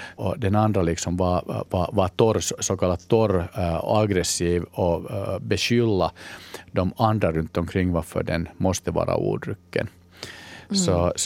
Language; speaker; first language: Swedish; native; Swedish